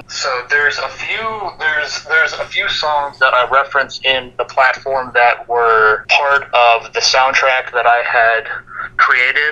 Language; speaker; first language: English; native; English